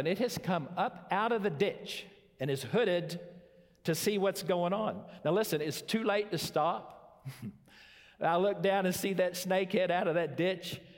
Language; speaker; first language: English; native; English